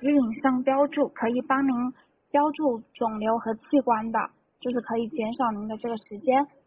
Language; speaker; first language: Chinese; native; Chinese